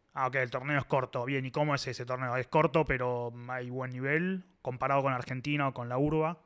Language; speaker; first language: Spanish; native; Spanish